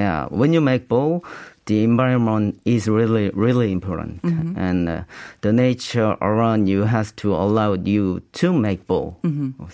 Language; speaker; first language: English; non-native, learner; Korean